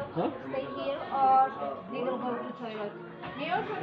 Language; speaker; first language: English; non-native, learner; Czech